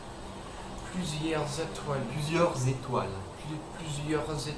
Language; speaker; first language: French; non-native, learner; English